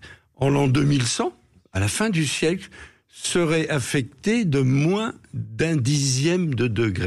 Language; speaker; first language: French; native; French